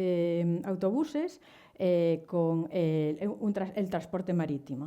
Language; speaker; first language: Spanish; native; Spanish